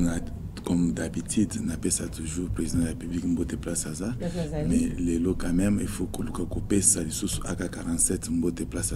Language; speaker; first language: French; non-native, local second language; Lingala